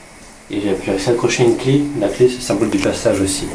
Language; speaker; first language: French; native; French